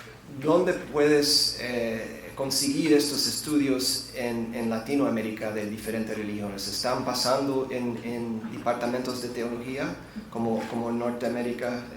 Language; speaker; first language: Spanish; non-native, fluent; English